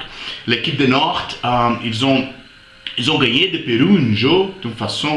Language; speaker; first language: French; non-native, fluent; Portuguese